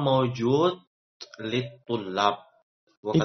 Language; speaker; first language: Arabic; non-native, fluent; Indonesian